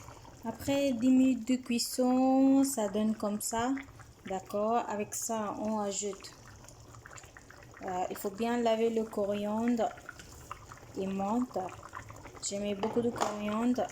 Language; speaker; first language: French; non-native, fluent; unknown